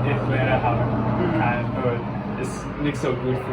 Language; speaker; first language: German; non-native, learner; English